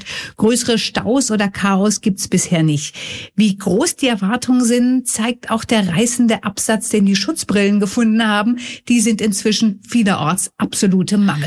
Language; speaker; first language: German; native; German